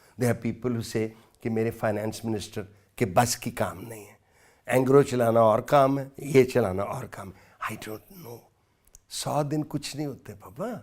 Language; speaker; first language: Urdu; non-native, local second language; Punjabi